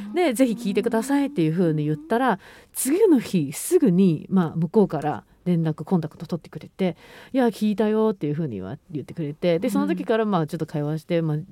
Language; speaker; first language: Japanese; non-native, fluent; Chinese